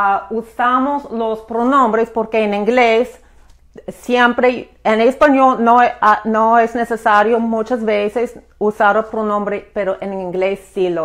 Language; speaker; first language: Spanish; non-native, fluent; English